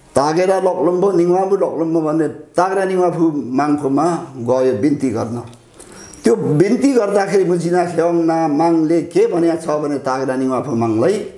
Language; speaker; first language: Nepali; non-native, local second language; Limbu